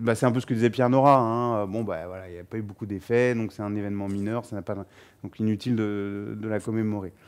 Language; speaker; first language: French; native; French